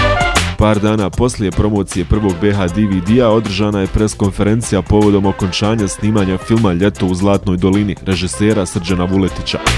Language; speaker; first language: Croatian; native; Croatian